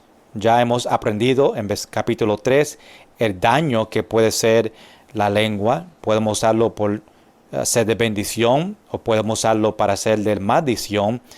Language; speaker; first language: Spanish; non-native, fluent; English